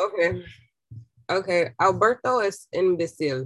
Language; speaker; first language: Spanish; non-native, learner; English